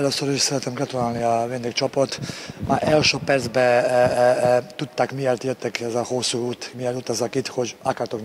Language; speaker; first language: Hungarian; non-native, learner; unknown